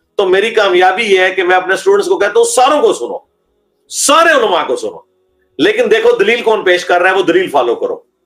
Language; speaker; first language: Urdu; non-native, local second language; Punjabi